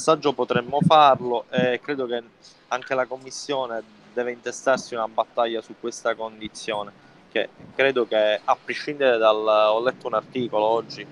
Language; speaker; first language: Italian; native; Italian